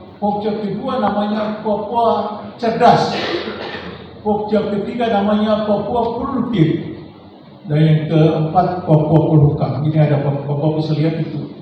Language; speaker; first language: Indonesian; native; Indonesian